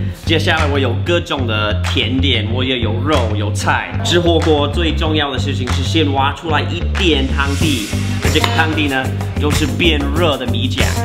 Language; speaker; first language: Chinese; non-native, fluent; English